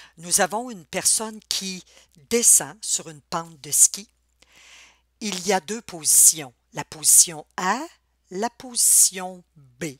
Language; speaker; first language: French; native; French